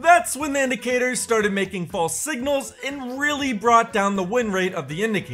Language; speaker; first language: English; native; English